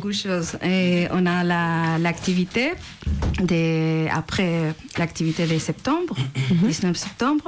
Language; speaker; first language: French; non-native, learner; Spanish